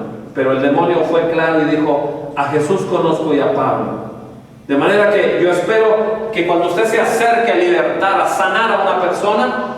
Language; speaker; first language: Spanish; native; Spanish